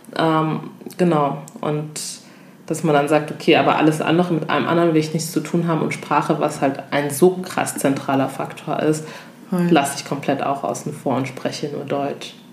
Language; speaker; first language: German; early bilingual, other home language; Ewe